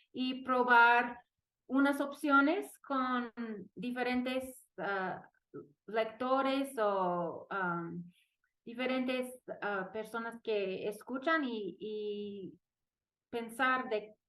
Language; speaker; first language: Spanish; non-native, fluent; English